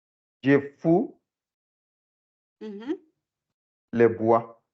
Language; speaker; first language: French; non-native, learner; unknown